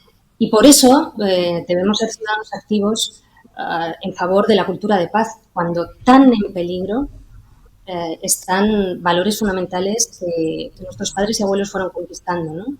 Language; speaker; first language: Spanish; native; Spanish